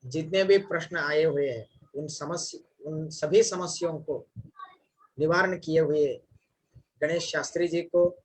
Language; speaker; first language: Hindi; non-native, local second language; Kannada